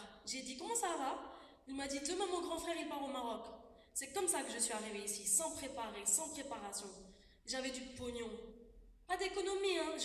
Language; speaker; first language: French; non-native, local second language; Wolof